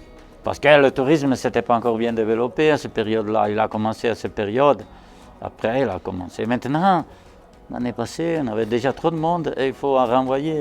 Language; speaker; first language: French; non-native, local second language; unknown